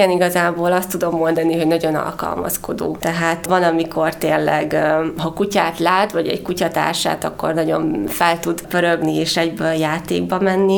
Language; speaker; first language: Hungarian; native; Hungarian